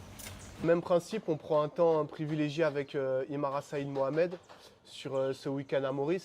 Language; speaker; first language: French; native; French